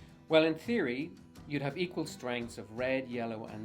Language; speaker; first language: English; native; English